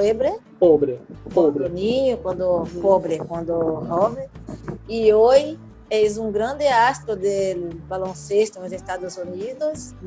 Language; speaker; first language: Spanish; non-native, learner; Portuguese